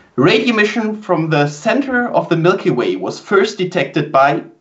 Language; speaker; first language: English; non-native, fluent; German